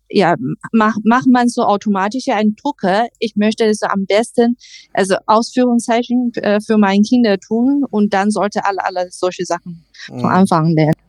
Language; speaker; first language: German; non-native, learner; Chinese